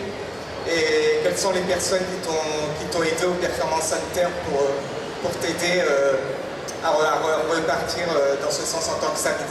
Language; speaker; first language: French; native; French